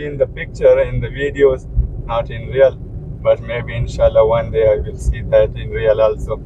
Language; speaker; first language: English; non-native, learner; Pashto